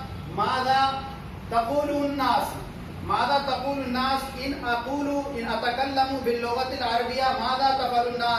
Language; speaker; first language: Arabic; non-native, fluent; Urdu